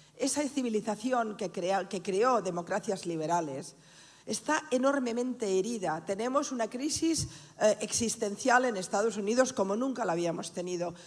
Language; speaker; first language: Spanish; non-native, local second language; Catalan